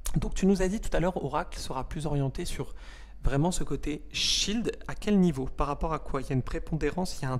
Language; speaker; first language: French; native; French